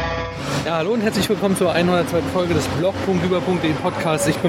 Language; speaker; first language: German; native; German